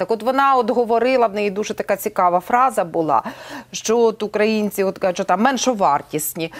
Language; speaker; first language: Ukrainian; native; Ukrainian